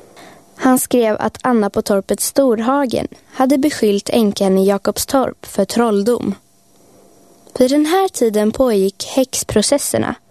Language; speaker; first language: Swedish; native; Swedish